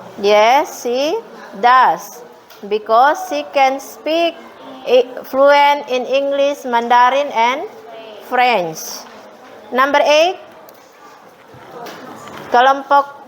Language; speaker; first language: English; non-native, fluent; Indonesian